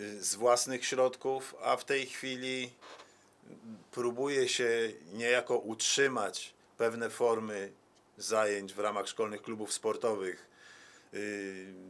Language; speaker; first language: Polish; native; Polish